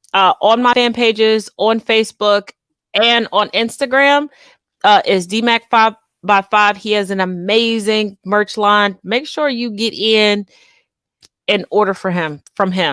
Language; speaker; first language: English; native; English